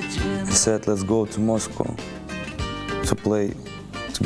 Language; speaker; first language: English; non-native, learner; Russian